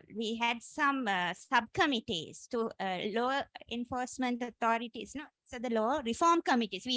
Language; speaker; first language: English; non-native, local second language; Sinhala